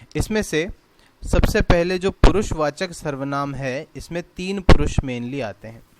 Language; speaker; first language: Hindi; native; Hindi